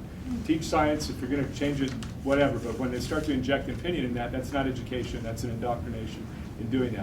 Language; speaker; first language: English; native; English